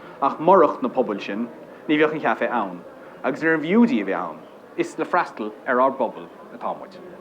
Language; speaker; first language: Irish; non-native, local second language; English